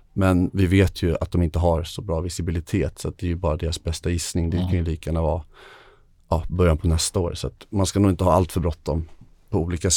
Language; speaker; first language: Swedish; native; Swedish